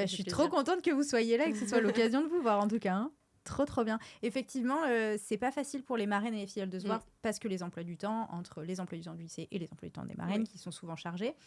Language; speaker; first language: French; native; French